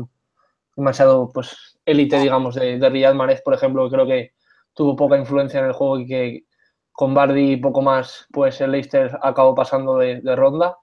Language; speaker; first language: Spanish; native; Spanish